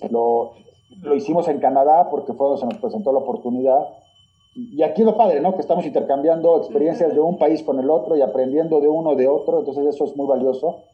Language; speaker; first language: Spanish; native; Spanish